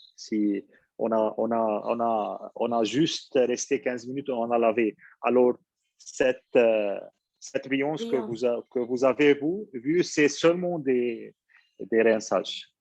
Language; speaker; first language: French; non-native, fluent; Arabic